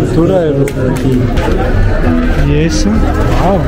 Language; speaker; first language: Spanish; non-native, learner; Italian